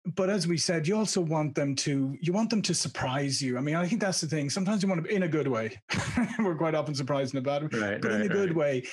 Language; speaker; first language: English; native; English